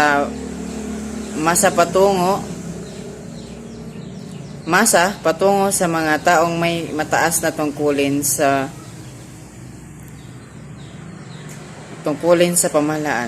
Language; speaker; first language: Filipino; non-native, local second language; Cebuano